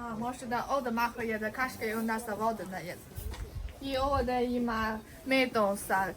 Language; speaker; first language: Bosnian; non-native, learner; Chinese